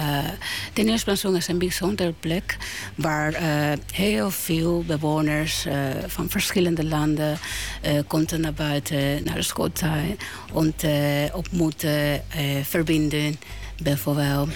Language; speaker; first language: Dutch; non-native, learner; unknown